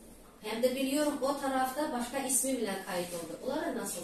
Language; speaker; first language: Turkish; non-native, learner; Turkmen